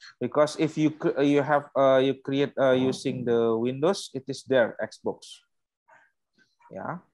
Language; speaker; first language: English; non-native, learner; Indonesian